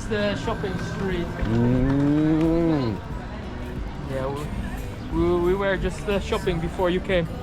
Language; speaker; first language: English; non-native, local second language; Dutch